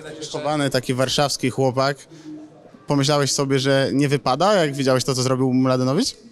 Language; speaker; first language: Polish; native; Polish